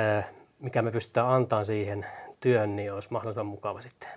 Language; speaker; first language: Finnish; native; Finnish